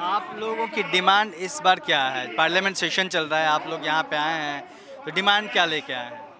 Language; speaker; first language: Hindi; native; Hindi